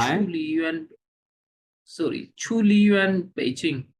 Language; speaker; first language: Chinese; non-native, learner; Urdu